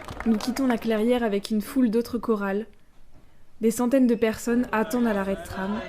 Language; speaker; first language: French; native; French